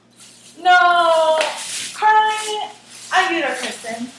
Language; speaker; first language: Spanish; non-native, learner; English